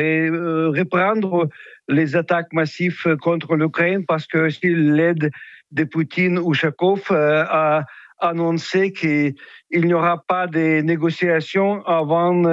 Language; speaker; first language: French; non-native, fluent; Ukrainian